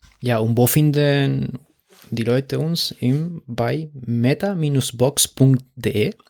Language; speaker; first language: German; non-native, fluent; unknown